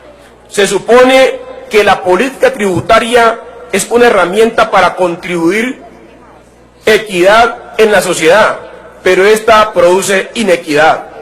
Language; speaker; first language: Spanish; native; Spanish